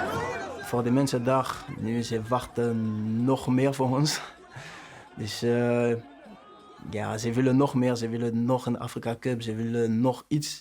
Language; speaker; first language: Dutch; non-native, learner; French